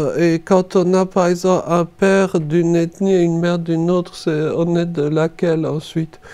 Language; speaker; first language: French; native; French